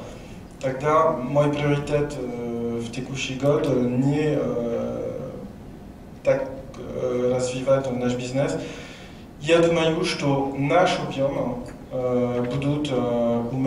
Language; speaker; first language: Russian; non-native, learner; French